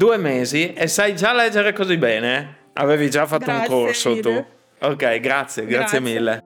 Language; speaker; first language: Italian; native; Italian